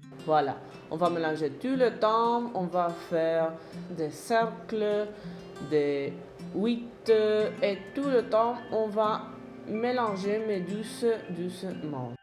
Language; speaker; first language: French; non-native, learner; Spanish